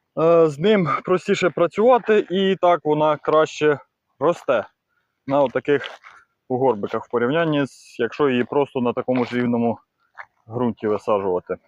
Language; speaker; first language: Ukrainian; non-native, local second language; Russian